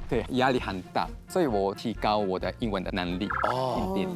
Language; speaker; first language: Chinese; non-native, fluent; Japanese